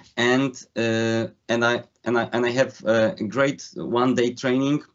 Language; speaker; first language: English; non-native, fluent; Polish